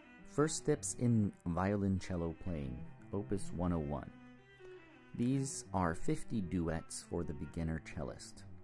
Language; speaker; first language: English; native; English